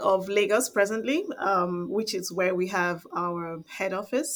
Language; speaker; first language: English; non-native, local second language; Igbo